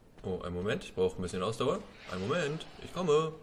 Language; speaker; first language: German; native; German